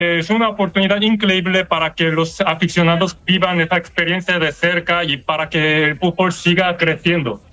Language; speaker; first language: Spanish; non-native, learner; Korean